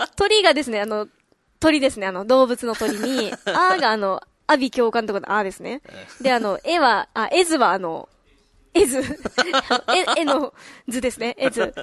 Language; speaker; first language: Japanese; native; Japanese